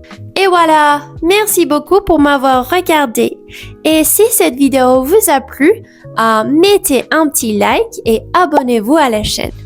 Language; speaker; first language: French; non-native, fluent; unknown